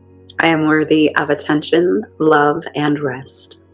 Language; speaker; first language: English; native; English